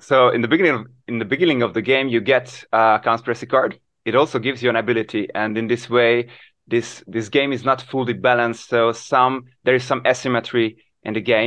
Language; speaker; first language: English; non-native, fluent; Hungarian